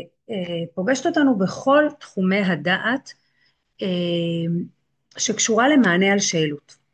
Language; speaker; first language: Hebrew; native; Hebrew